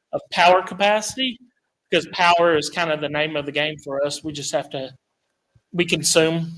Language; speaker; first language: English; native; English